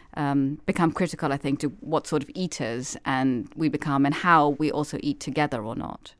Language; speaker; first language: English; native; English